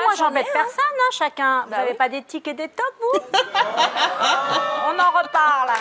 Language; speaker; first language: French; native; French